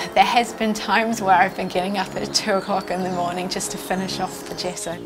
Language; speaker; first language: English; native; English